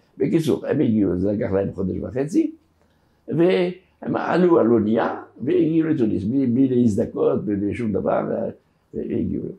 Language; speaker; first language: Hebrew; non-native, fluent; French